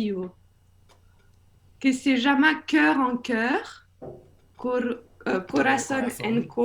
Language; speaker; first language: Spanish; non-native, learner; French